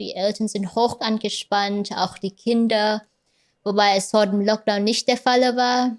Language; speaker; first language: German; non-native, fluent; Vietnamese